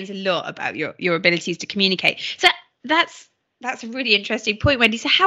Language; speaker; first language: English; native; English